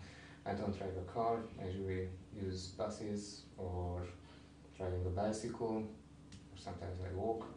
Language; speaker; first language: English; non-native, learner; Hungarian